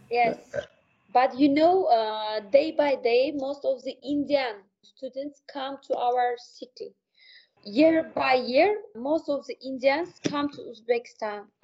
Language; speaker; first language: English; non-native, learner; Uzbek